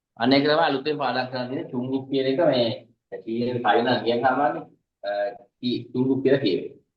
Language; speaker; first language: Sinhala; native; Sinhala